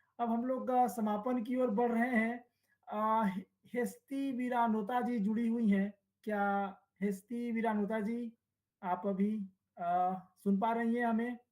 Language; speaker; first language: Hindi; native; Hindi